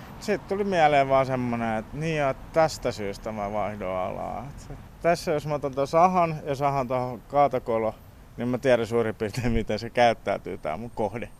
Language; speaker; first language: Finnish; early bilingual, heritage; Finnish